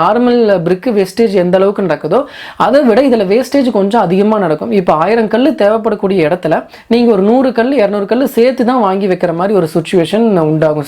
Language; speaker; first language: Tamil; native; Tamil